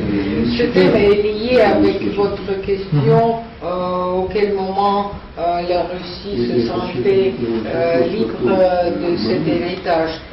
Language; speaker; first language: French; non-native, learner; Russian